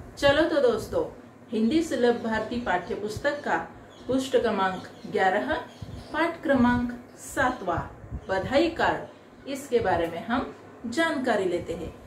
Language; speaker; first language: Hindi; non-native, local second language; Marathi